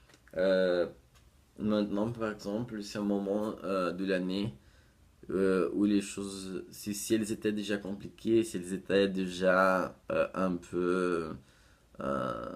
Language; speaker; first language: French; non-native, fluent; Portuguese